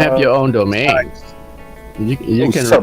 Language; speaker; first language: English; native; English